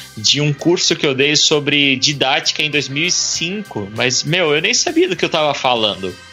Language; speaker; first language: Portuguese; native; Portuguese